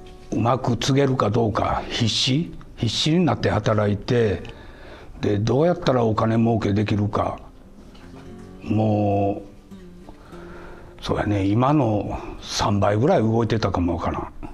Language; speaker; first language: Japanese; native; Japanese